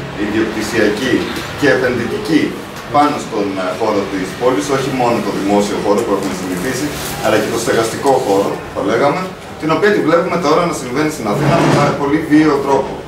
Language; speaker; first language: Greek; native; Greek